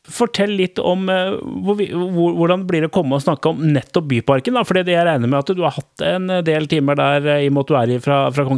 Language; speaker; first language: Norwegian; native; Norwegian